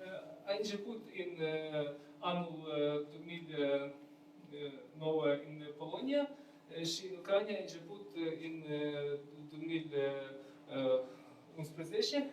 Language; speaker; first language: Romanian; non-native, learner; Ukrainian